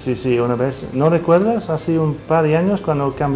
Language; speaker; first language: Spanish; non-native, fluent; English